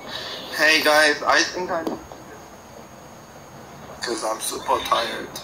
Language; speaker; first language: English; non-native, learner; Korean